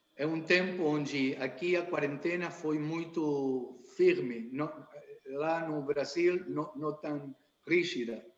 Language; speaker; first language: Portuguese; non-native, learner; Spanish